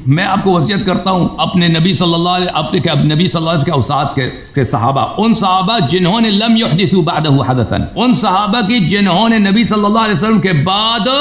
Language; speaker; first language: Urdu; native; Urdu